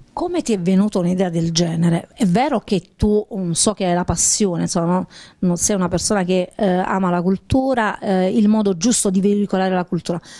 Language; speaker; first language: Italian; native; Italian